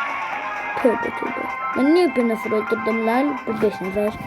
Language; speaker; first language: Turkish; non-native, learner; Azerbaijani